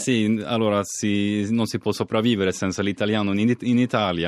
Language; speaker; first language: Italian; non-native, fluent; Swedish